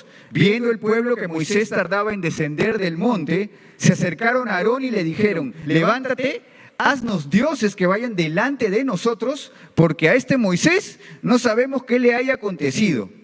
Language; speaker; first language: Spanish; native; Spanish